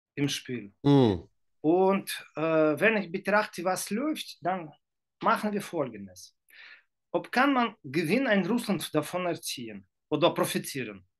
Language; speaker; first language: German; non-native, learner; Ukrainian